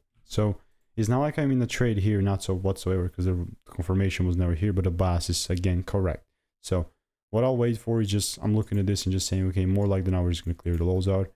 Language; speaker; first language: English; native; English